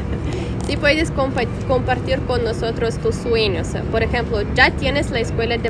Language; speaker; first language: Spanish; non-native, fluent; Russian